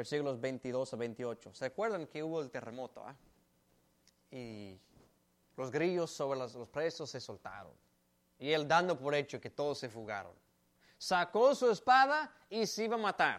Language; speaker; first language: Spanish; native; Spanish